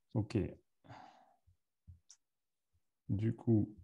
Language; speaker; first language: French; native; French